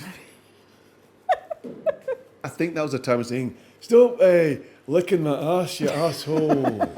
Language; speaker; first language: English; early bilingual, other home language; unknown